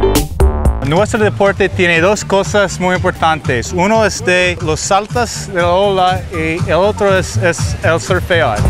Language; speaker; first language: Spanish; non-native, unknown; English